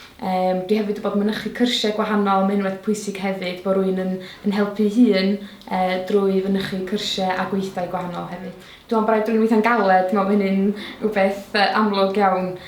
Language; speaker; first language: Welsh; native; Welsh